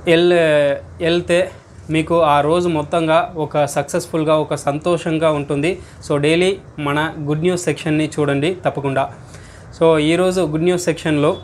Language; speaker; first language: Telugu; non-native, learner; Tamil